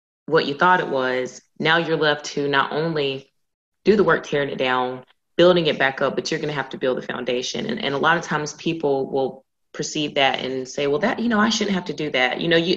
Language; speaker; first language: English; native; English